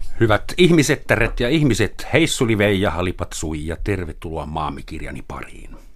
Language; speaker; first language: Finnish; non-native, fluent; German